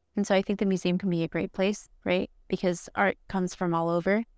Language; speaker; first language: English; early bilingual, other home language; Spanish